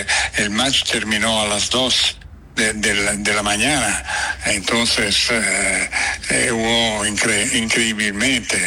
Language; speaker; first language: Spanish; non-native, fluent; Italian